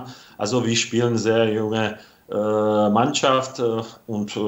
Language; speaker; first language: German; non-native, fluent; Slovak